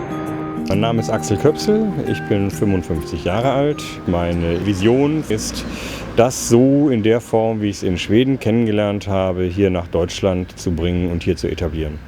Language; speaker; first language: German; native; German